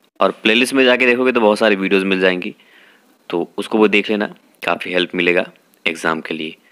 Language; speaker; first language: Hindi; native; Hindi